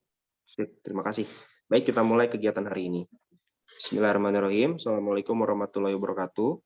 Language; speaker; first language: Indonesian; native; Indonesian